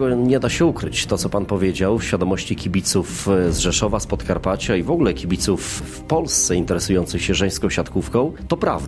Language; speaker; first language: Polish; native; Polish